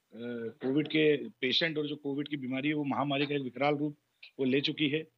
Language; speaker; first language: Hindi; native; Hindi